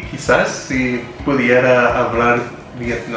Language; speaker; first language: Spanish; non-native, learner; Vietnamese